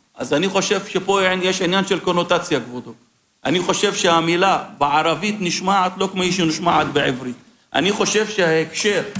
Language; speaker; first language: Hebrew; non-native, local second language; Arabic